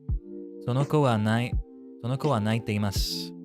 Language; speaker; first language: Japanese; non-native, learner; English